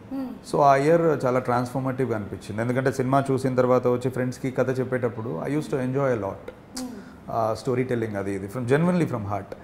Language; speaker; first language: Telugu; native; Telugu